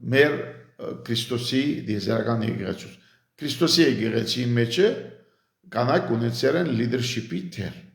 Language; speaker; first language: Armenian; early bilingual, heritage; Armenian